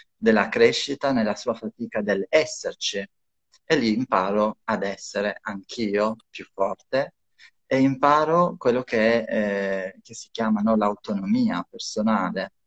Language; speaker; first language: Italian; non-native, fluent; Albanian